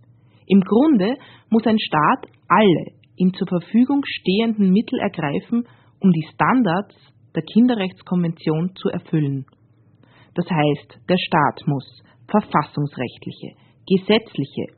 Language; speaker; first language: German; native; German